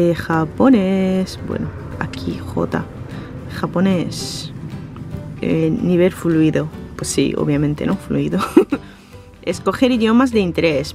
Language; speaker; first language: Spanish; non-native, fluent; Japanese